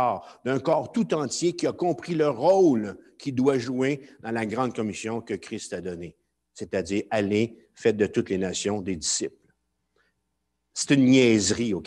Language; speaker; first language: French; native; French